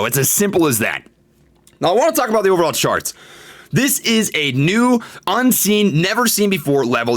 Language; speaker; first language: English; native; English